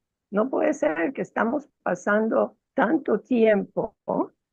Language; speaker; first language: Spanish; non-native, fluent; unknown